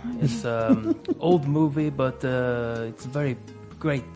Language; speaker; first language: English; non-native, fluent; Swedish